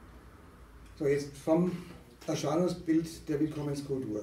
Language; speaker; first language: German; native; German